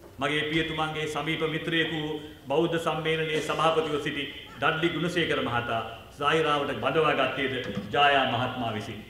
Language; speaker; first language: Sinhala; non-native, local second language; Tamil